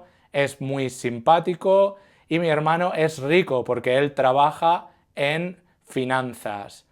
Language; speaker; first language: Spanish; non-native, fluent; English